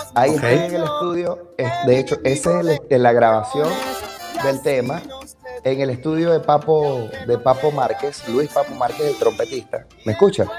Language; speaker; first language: Spanish; native; Spanish